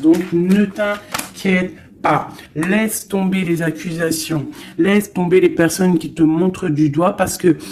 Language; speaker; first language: French; native; French